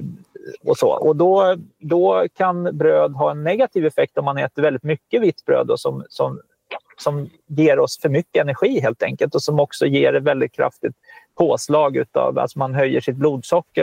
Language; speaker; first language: Swedish; native; Swedish